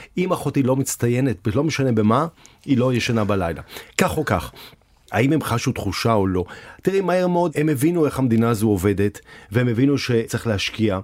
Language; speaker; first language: Hebrew; native; Hebrew